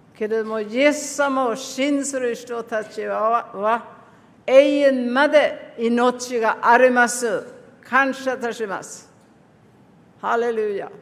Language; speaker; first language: Japanese; non-native, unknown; Swedish